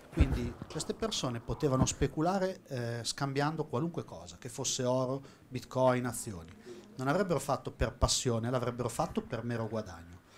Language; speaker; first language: Italian; native; Italian